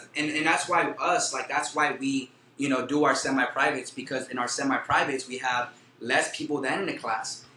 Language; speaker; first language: English; early bilingual, other home language; Spanish